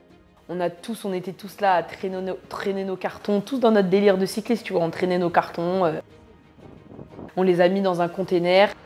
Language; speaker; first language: French; native; French